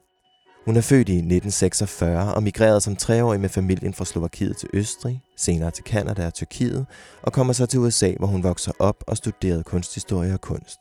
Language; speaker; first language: Danish; native; Danish